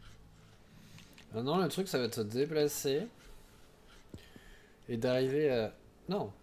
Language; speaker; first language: French; native; French